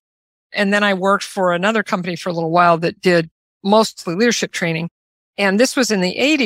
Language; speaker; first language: English; native; English